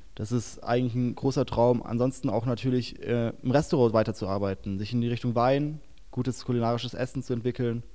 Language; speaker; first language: German; native; German